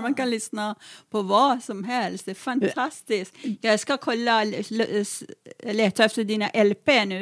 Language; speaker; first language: Swedish; non-native, fluent; Persian